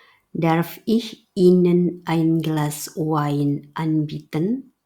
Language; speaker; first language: German; non-native, fluent; Indonesian